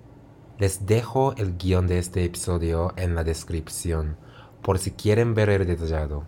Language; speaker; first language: Spanish; non-native, fluent; Japanese